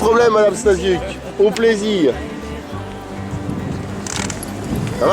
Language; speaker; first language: French; native; French